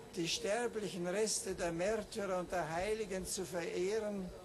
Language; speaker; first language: German; native; German